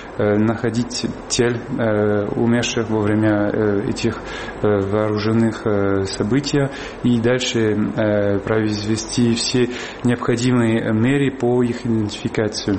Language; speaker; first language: Russian; non-native, fluent; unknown